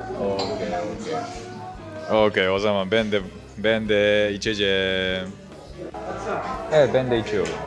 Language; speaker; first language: Turkish; non-native, fluent; Japanese